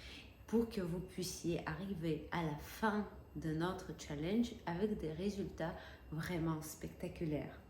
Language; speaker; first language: French; non-native, fluent; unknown